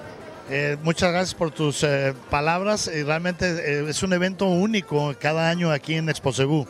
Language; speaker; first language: Spanish; native; Spanish